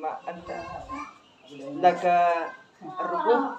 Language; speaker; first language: Arabic; non-native, learner; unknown